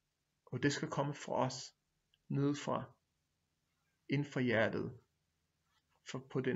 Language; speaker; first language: Danish; non-native, fluent; Hebrew